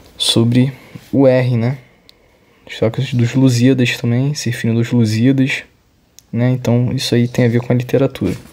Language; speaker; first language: Portuguese; native; Portuguese